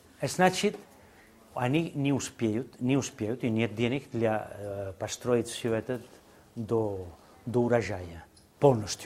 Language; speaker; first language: Russian; non-native, fluent; Spanish